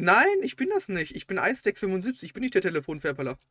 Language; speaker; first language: German; native; German